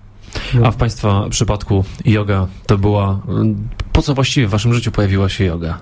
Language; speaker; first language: Polish; native; Polish